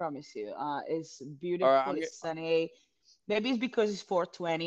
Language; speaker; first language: English; non-native, fluent; Italian